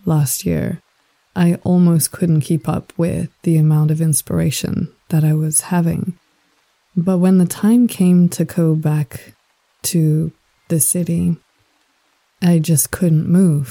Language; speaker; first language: English; native; English